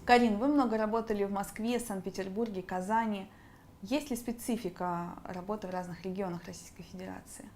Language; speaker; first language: Russian; native; Russian